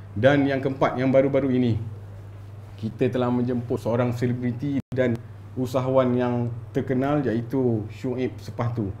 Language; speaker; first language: Malay; native; Malay